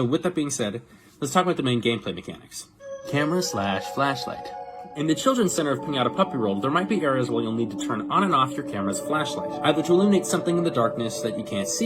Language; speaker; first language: English; native; English